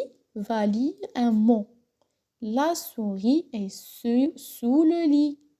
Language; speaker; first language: French; non-native, local second language; Arabic